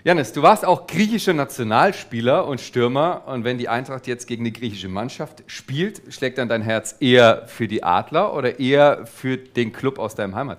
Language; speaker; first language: German; native; German